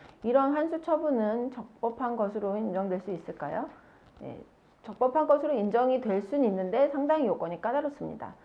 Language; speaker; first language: Korean; native; Korean